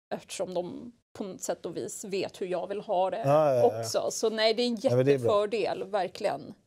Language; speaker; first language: Swedish; non-native, local second language; Assyrian Neo-Aramaic